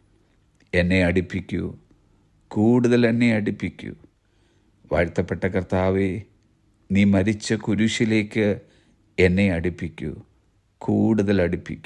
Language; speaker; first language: Malayalam; native; Malayalam